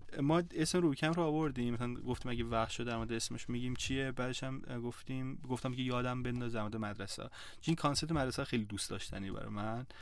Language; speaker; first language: Persian; native; Persian